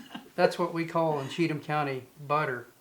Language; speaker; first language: English; native; English